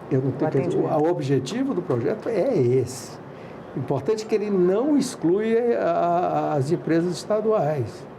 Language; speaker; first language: Portuguese; native; Portuguese